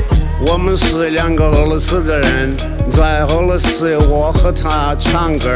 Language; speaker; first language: Chinese; non-native, learner; Russian